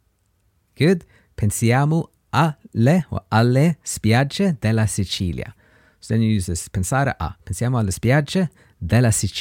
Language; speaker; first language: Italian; non-native, fluent; English